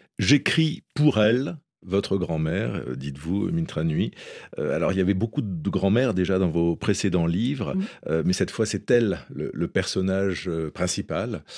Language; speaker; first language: French; native; French